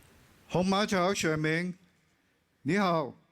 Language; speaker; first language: Chinese; non-native, local second language; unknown